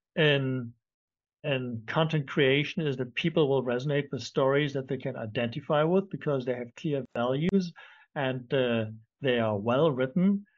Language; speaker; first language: English; non-native, fluent; German